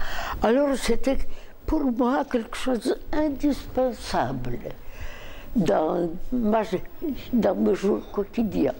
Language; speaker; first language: French; non-native, fluent; Polish